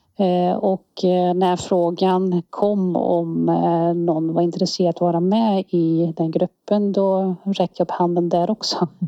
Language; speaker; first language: Swedish; non-native, fluent; Dutch